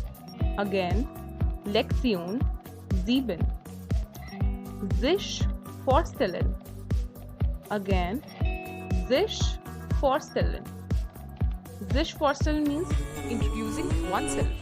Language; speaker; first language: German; non-native, learner; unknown